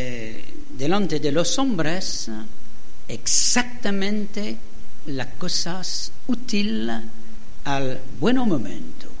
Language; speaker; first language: Spanish; non-native, fluent; French